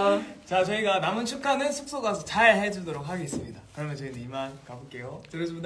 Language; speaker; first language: Korean; native; Korean